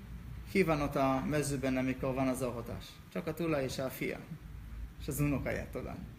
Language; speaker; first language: Hungarian; non-native, learner; Hebrew